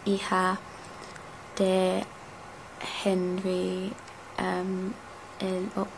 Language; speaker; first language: Spanish; non-native, learner; English